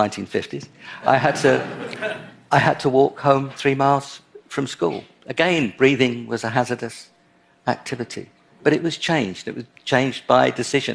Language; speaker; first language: English; native; English